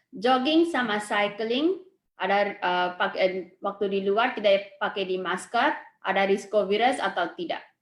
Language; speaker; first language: Indonesian; non-native, fluent; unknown